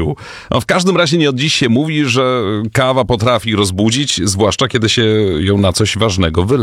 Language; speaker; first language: Polish; native; Polish